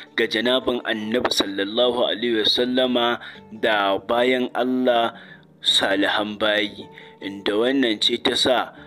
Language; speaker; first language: Hausa; native; Hausa